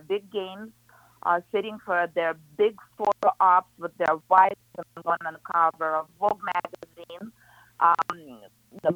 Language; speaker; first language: English; non-native, fluent; Ukrainian